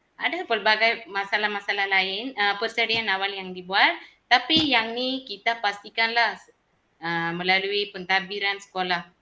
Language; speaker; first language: Malay; non-native, local second language; Tamil